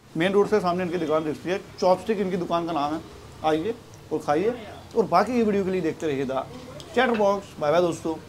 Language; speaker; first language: Hindi; non-native, local second language; Dogri